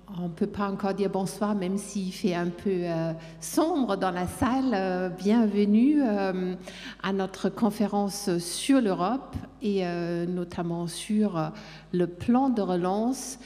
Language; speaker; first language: French; non-native, fluent; German